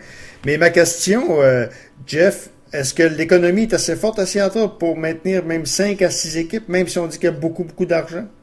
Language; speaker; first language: French; native; French